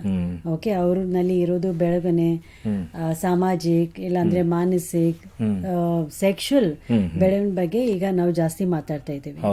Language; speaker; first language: Kannada; non-native, local second language; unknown